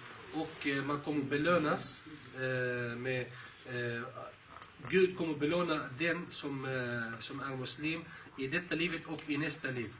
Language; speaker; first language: Swedish; early bilingual, other home language; Arabic